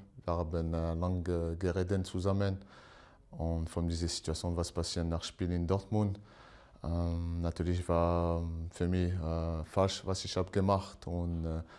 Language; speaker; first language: German; non-native, learner; French